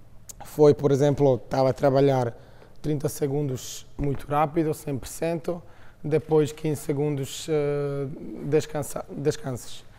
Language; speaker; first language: Portuguese; non-native, fluent; Croatian